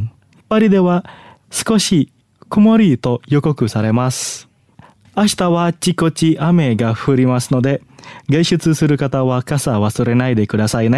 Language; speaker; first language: Japanese; non-native, fluent; Indonesian